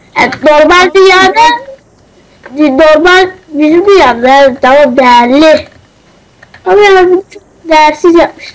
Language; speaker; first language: Turkish; native; Turkish